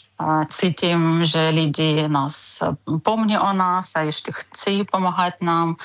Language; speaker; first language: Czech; non-native, learner; Ukrainian